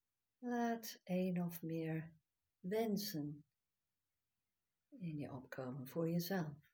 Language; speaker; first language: Dutch; non-native, fluent; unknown